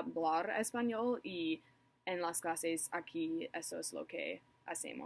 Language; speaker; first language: Spanish; non-native, learner; English